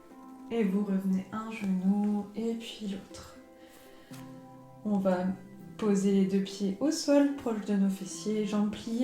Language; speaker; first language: French; native; French